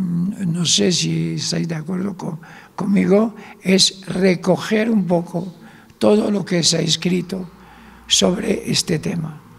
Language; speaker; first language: Spanish; non-native, fluent; Arabic